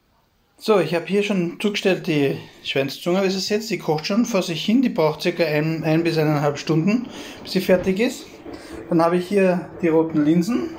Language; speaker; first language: German; native; German